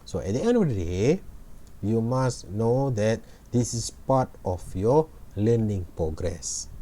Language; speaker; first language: English; non-native, local second language; Malay